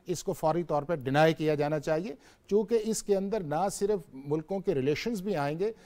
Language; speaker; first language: Hindi; native; Hindi